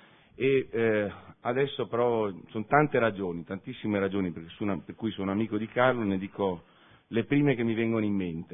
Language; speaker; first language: Italian; native; Italian